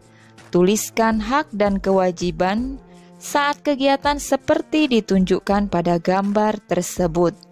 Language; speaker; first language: Indonesian; native; Indonesian